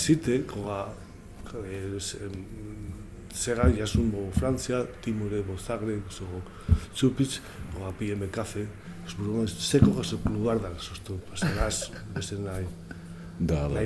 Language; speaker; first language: Macedonian; non-native, learner; Spanish